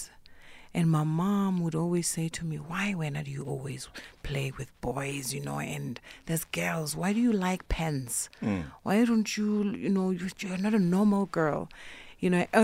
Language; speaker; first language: English; non-native, local second language; Northern Sotho